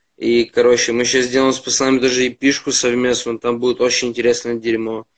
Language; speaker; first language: Russian; native; Russian